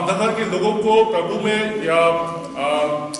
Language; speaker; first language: Hindi; non-native, local second language; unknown